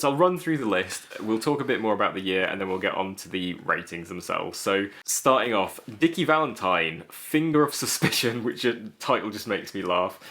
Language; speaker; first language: English; native; English